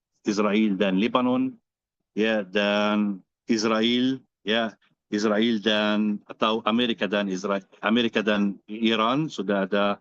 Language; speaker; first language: Indonesian; non-native, fluent; Arabic